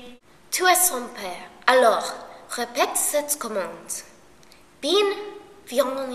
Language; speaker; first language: French; non-native, learner; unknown